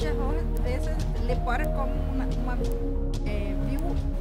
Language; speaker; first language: Spanish; non-native, learner; Portuguese